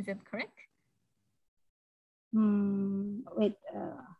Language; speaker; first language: English; non-native, fluent; Indonesian